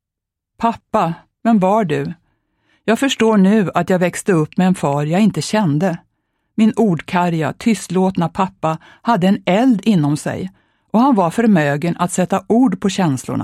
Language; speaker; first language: Swedish; early bilingual, other home language; Hungarian